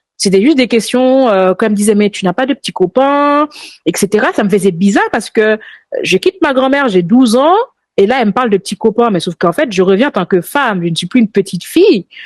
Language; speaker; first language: French; early bilingual, other home language; Haitian Creole